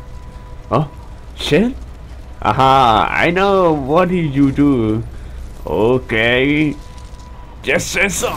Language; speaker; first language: English; non-native, learner; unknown